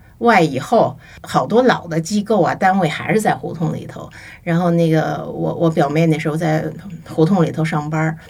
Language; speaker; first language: Chinese; native; Chinese